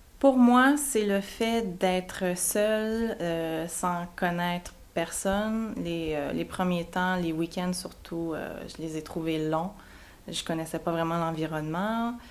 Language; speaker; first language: French; native; French